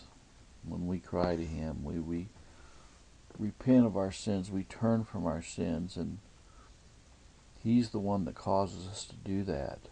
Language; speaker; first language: English; native; English